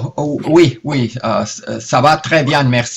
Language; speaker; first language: French; non-native, learner; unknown